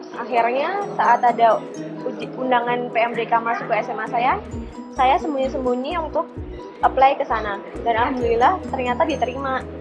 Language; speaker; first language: Indonesian; native; Indonesian